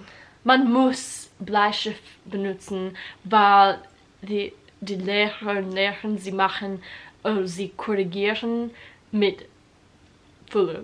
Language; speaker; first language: German; non-native, learner; English